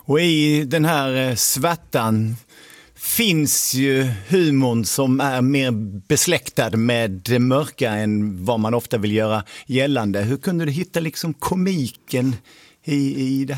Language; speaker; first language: Swedish; native; Swedish